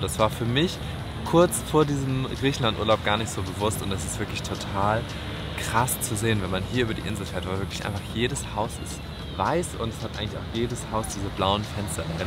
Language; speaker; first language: German; native; German